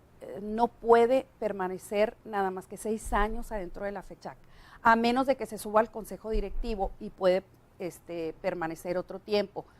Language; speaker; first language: Spanish; native; Spanish